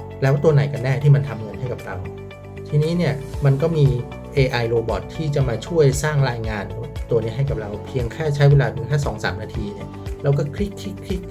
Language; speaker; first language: Thai; native; Thai